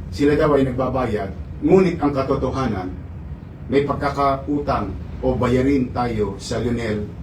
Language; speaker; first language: Filipino; native; Filipino